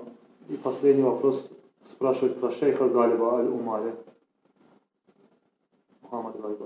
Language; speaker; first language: Russian; native; Russian